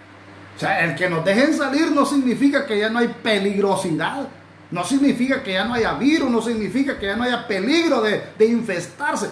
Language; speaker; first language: Spanish; native; Spanish